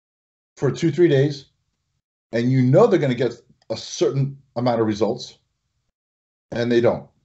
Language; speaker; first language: English; native; English